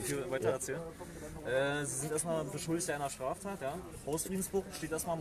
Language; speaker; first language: German; native; German